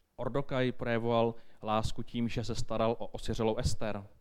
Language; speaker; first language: Czech; native; Czech